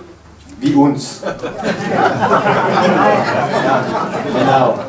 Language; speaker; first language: German; non-native, learner; French